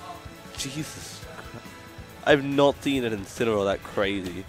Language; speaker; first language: English; native; English